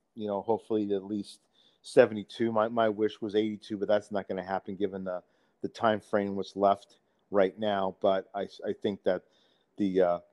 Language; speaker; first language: English; native; English